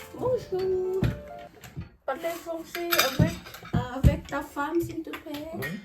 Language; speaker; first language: French; non-native, learner; Thai